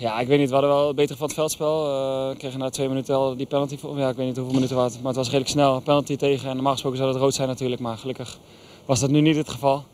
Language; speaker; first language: Dutch; native; Dutch